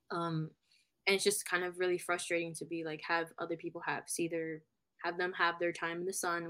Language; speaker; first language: English; native; English